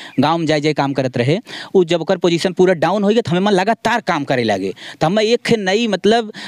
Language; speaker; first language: Bhojpuri; non-native, local second language; Awadhi